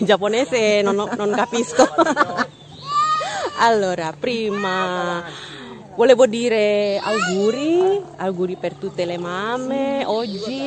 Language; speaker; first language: Italian; non-native, learner; Indonesian